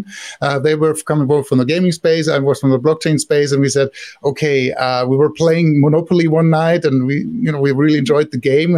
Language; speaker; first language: English; non-native, fluent; German